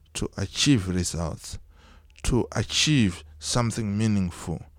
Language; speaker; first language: English; non-native, local second language; Shona